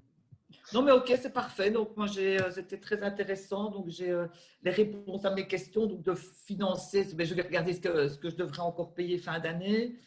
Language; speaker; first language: French; native; French